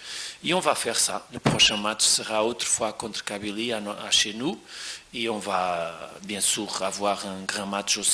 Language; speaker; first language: French; non-native, fluent; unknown